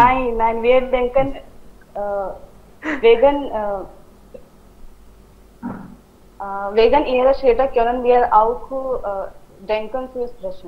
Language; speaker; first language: German; non-native, learner; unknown